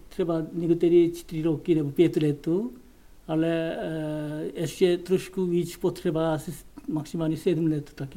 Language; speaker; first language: Czech; non-native, learner; Korean